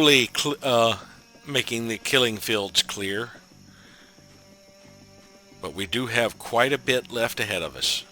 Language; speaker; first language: English; native; English